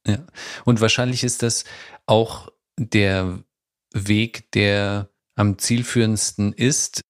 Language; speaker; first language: German; native; German